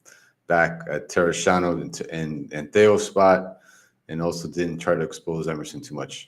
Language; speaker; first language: English; native; English